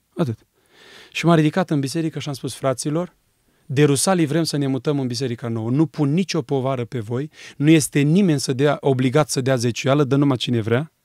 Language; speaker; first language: Romanian; native; Romanian